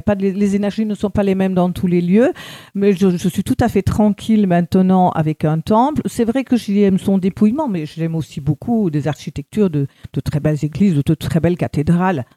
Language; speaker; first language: French; native; French